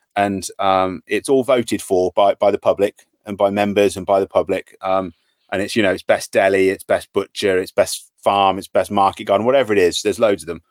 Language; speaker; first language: English; native; English